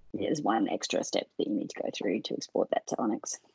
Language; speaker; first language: English; native; English